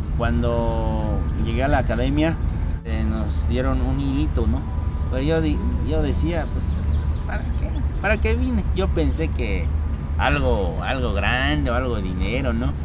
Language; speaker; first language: Spanish; non-native, local second language; Tzotzil